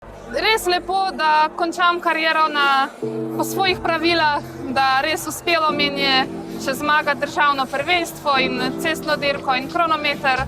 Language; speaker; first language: Slovenian; non-native, fluent; Polish